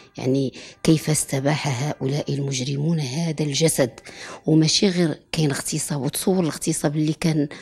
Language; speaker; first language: Arabic; native; Arabic